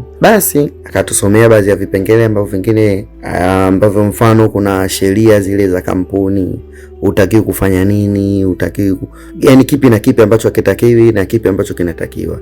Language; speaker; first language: Swahili; native; Swahili